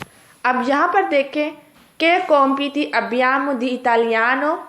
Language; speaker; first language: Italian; non-native, fluent; Urdu